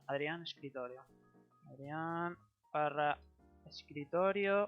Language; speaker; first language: Spanish; native; Spanish